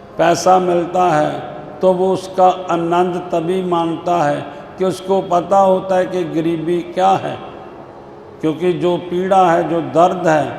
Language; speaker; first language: Hindi; non-native, local second language; Punjabi